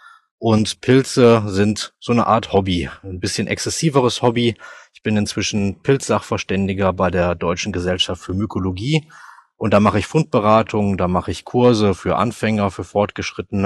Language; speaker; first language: German; native; German